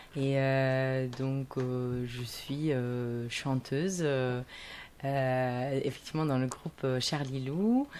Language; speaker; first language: French; non-native, fluent; German